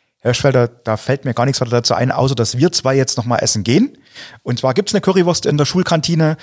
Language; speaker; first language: German; native; German